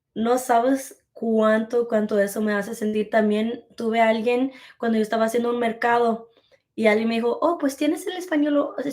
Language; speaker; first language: Spanish; early bilingual, heritage; Spanish